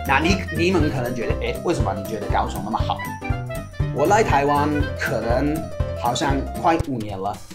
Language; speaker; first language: Chinese; non-native, fluent; English